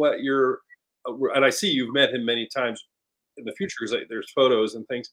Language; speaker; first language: English; native; English